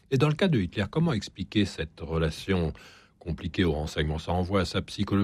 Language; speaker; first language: French; native; French